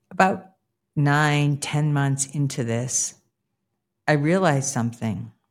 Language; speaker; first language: English; native; English